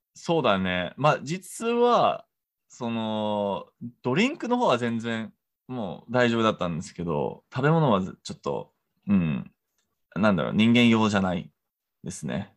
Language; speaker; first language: Japanese; non-native, fluent; Romanian